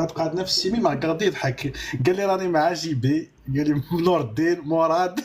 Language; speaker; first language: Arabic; native; Arabic